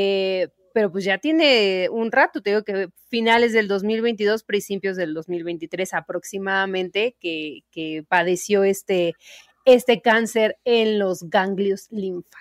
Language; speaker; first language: Spanish; native; Spanish